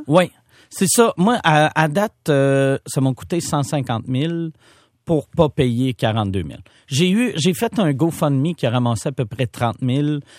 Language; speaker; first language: French; native; French